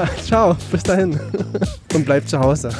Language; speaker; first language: German; native; German